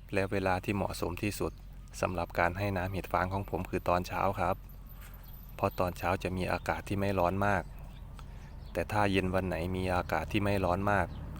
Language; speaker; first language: Thai; non-native, local second language; Northeastern Thai